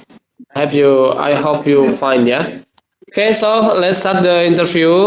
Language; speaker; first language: English; non-native, learner; Indonesian